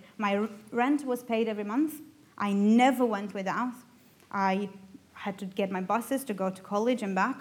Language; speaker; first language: English; non-native, fluent; Romanian